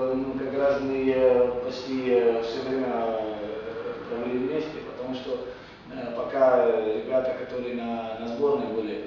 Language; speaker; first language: Russian; non-native, fluent; Romanian